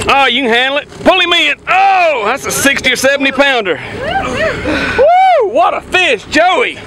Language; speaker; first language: English; native; English